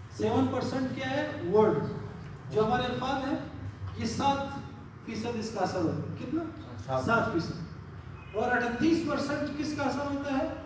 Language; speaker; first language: Urdu; non-native, local second language; Pashto